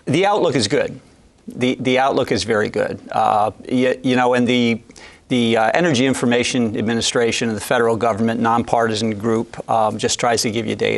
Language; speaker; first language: English; native; English